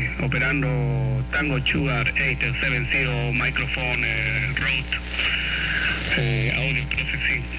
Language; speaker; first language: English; non-native, learner; Spanish